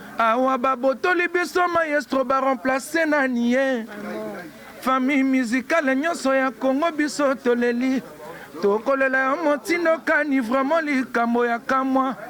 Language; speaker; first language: Lingala; native; Lingala